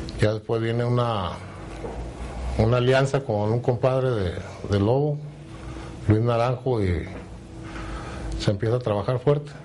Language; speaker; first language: Spanish; native; Spanish